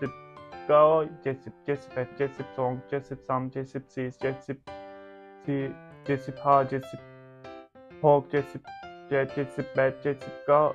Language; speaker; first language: Thai; non-native, learner; Turkish